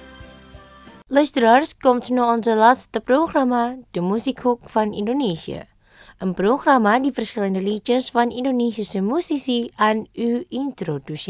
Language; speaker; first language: Dutch; non-native, learner; Indonesian